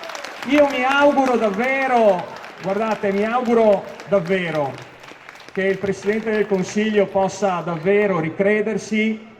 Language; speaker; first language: Italian; native; Italian